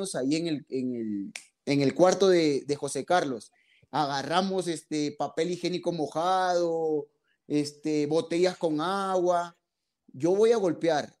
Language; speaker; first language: Spanish; native; Spanish